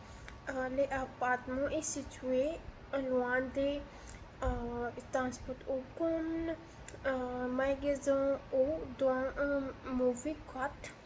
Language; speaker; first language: French; non-native, learner; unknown